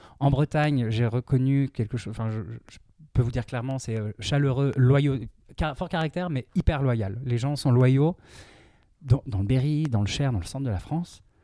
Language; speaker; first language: French; native; French